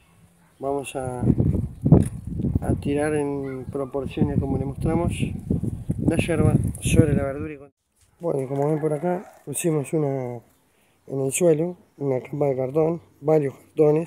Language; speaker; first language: Spanish; native; Spanish